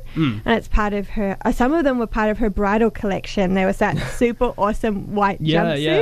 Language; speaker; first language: English; native; English